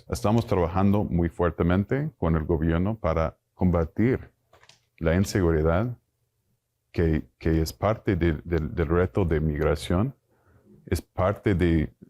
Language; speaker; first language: Spanish; non-native, fluent; English